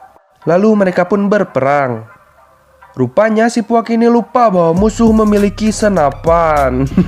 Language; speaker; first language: Indonesian; native; Indonesian